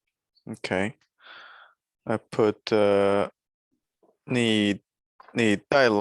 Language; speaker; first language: Chinese; non-native, learner; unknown